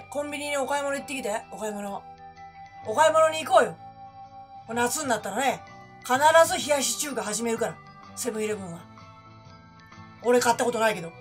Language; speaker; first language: Japanese; native; Japanese